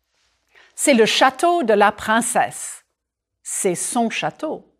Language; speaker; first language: French; non-native, fluent; English